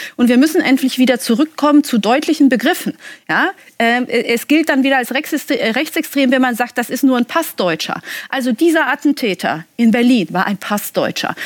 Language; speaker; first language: German; native; German